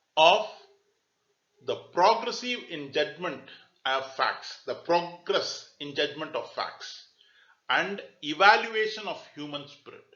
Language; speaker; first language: English; non-native, local second language; Tamil